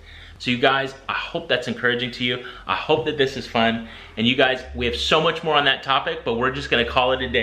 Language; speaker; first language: English; native; English